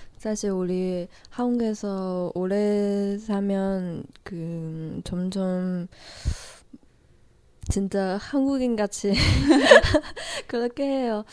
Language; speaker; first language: Korean; non-native, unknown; Chinese